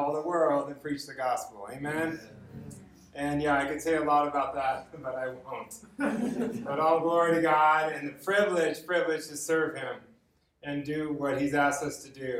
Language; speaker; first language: English; native; English